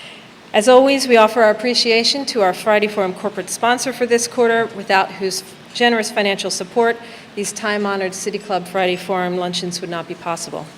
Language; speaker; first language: English; native; English